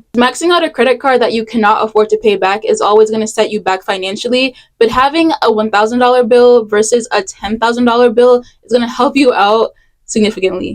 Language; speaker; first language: English; native; English